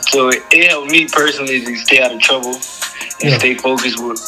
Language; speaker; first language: English; native; English